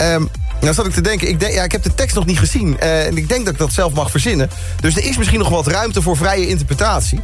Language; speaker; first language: Dutch; native; Dutch